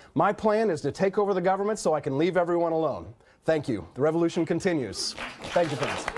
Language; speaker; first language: English; native; English